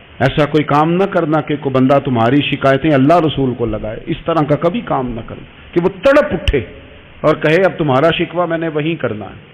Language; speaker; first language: Urdu; non-native, local second language; Punjabi